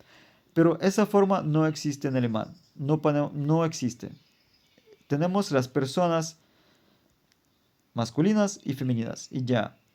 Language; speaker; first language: Spanish; non-native, fluent; German